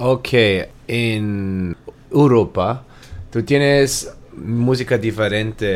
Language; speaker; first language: Spanish; non-native, learner; German